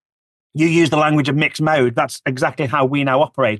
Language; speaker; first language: English; native; English